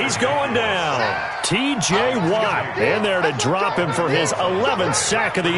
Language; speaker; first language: English; native; English